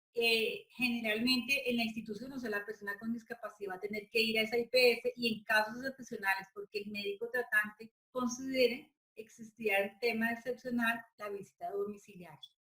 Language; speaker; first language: Spanish; native; Spanish